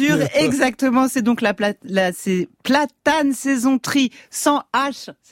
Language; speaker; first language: French; native; French